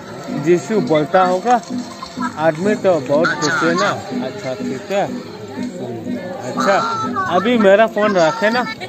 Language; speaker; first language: Hindi; non-native, local second language; Mizo